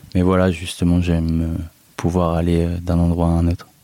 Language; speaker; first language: French; native; French